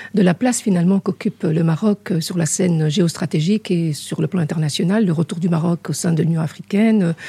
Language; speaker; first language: French; native; French